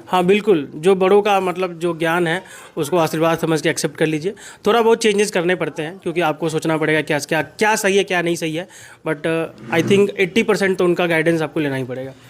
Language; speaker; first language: Hindi; native; Hindi